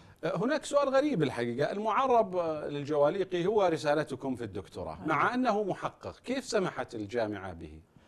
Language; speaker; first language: Arabic; native; Arabic